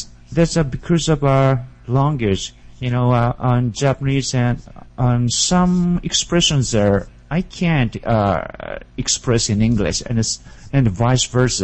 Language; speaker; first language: English; non-native, learner; Japanese